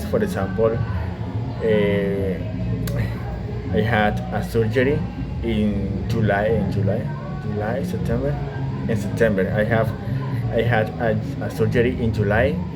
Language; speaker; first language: English; non-native, learner; Spanish